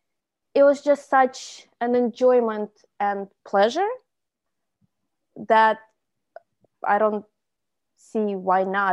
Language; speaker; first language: English; non-native, fluent; Russian